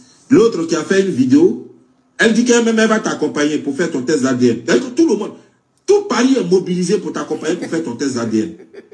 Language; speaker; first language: French; non-native, local second language; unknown